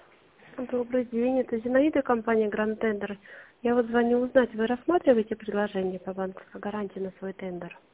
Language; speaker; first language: Russian; native; Russian